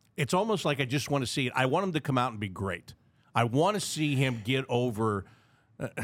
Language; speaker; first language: English; native; English